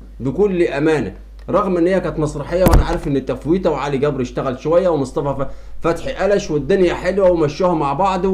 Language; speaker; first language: Arabic; native; Arabic